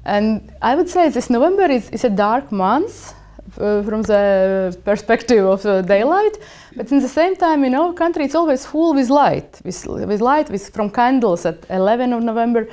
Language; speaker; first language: English; non-native, fluent; Latvian